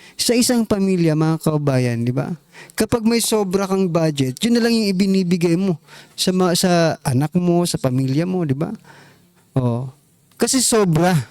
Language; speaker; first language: Filipino; non-native, local second language; Waray